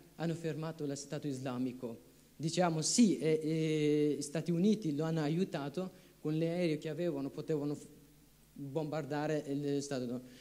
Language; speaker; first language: Italian; non-native, fluent; Persian